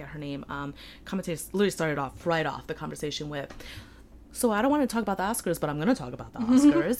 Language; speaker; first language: English; early bilingual, other home language; Polish